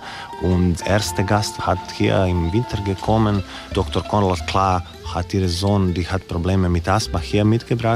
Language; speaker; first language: German; non-native, learner; Croatian